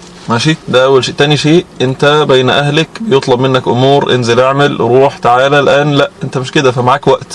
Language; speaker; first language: Arabic; native; Arabic